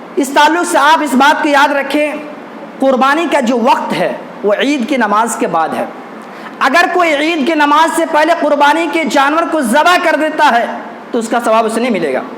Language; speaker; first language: Urdu; native; Urdu